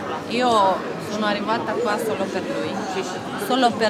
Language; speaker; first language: Italian; non-native, learner; Romanian